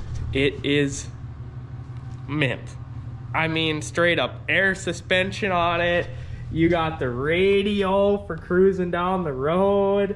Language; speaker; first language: English; native; English